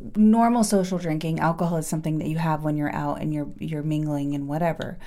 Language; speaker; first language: English; native; English